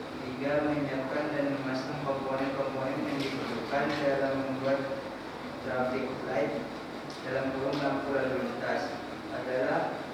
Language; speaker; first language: Indonesian; native; Indonesian